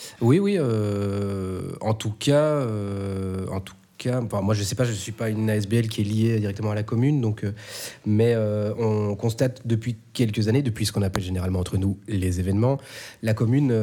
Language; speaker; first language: French; native; French